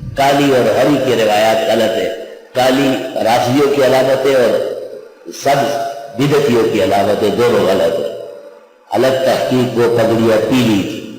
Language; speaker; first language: Urdu; non-native, local second language; Pashto